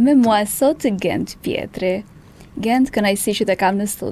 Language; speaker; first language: Albanian; native; Albanian